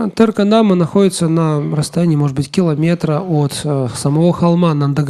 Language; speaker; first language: Russian; native; Russian